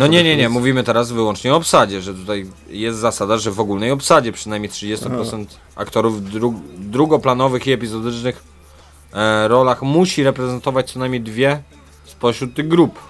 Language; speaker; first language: Polish; native; Polish